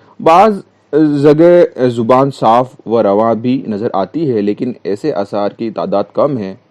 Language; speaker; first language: Urdu; native; Urdu